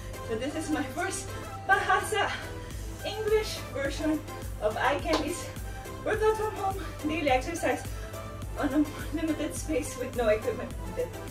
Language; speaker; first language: English; non-native, local second language; Filipino